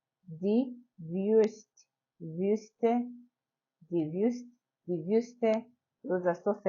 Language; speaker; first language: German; non-native, learner; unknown